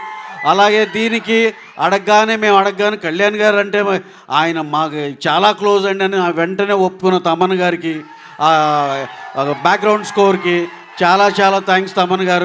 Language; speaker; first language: Telugu; native; Telugu